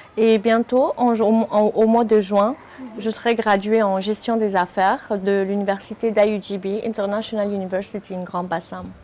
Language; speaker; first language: French; native; French